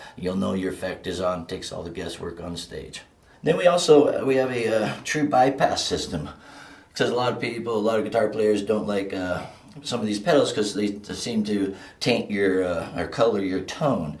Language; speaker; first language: English; native; English